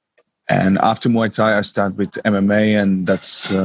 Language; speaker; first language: English; non-native, learner; Czech